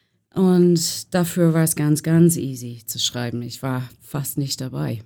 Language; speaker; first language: German; non-native, learner; English